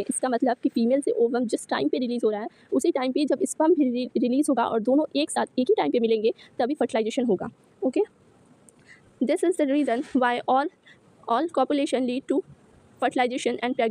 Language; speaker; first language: Hindi; native; Hindi